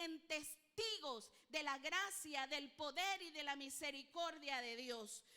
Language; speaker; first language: Spanish; native; Spanish